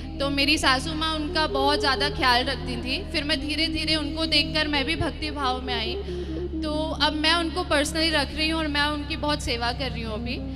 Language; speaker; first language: Hindi; native; Hindi